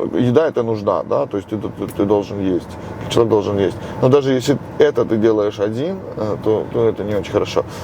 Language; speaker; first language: Russian; non-native, local second language; Georgian